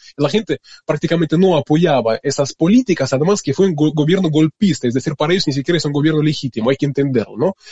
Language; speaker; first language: Spanish; non-native, fluent; Russian